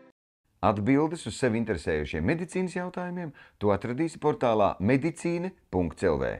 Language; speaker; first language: Latvian; native; Latvian